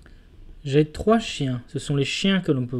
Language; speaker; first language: French; non-native, fluent; English